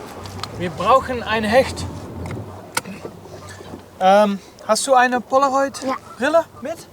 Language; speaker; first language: German; non-native, learner; Dutch